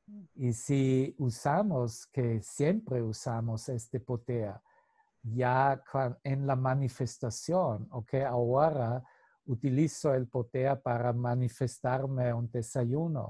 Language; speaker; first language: Spanish; non-native, fluent; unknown